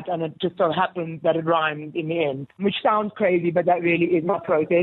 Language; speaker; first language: English; native; English